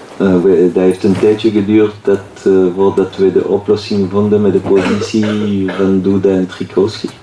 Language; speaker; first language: Dutch; non-native, local second language; French